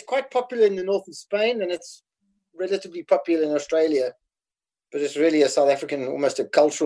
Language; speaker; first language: English; native; English